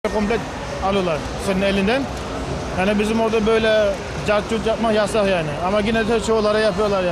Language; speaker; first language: Turkish; early bilingual, heritage; Turkish